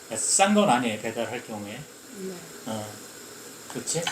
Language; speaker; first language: Korean; native; Korean